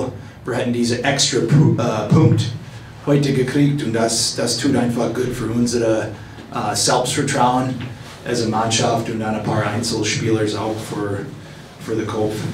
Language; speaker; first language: German; non-native, fluent; English